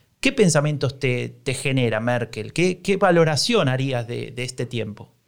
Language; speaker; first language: Spanish; native; Spanish